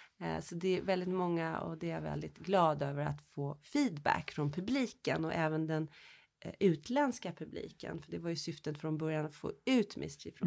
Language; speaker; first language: Swedish; early bilingual, heritage; Swedish